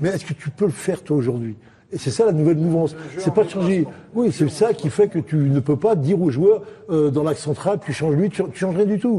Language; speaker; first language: French; non-native, local second language; Arabic